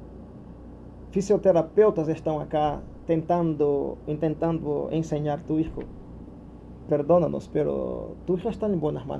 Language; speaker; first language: Spanish; non-native, learner; Portuguese